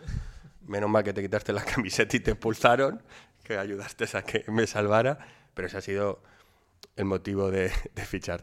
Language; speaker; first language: Spanish; native; Spanish